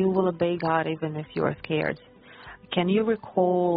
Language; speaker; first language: English; non-native, fluent; Ukrainian